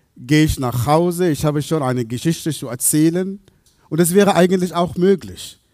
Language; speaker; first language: German; non-native, fluent; Arabic